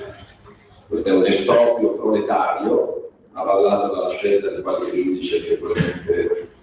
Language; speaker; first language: Italian; native; Italian